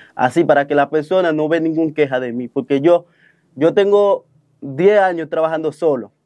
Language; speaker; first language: Spanish; non-native, fluent; Haitian Creole